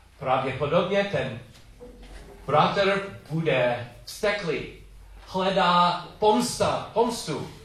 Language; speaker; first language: Czech; non-native, learner; English